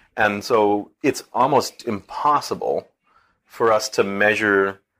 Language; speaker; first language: English; native; English